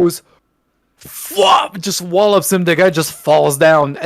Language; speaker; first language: English; native; English